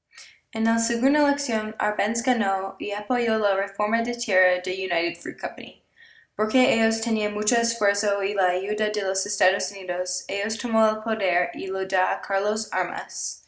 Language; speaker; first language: Spanish; non-native, learner; English